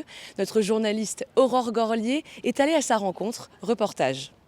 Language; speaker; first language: French; native; French